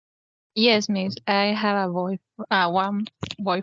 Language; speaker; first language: English; non-native, learner; Spanish